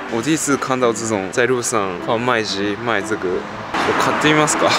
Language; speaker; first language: Chinese; early bilingual, heritage; Japanese